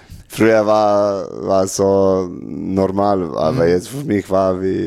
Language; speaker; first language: German; non-native, learner; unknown